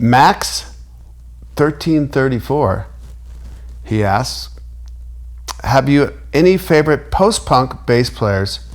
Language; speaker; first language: English; native; English